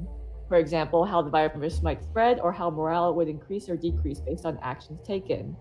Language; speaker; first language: English; native; English